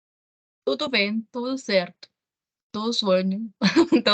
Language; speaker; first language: Portuguese; non-native, learner; Spanish